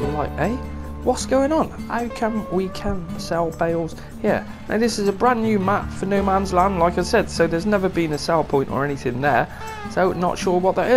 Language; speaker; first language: English; native; English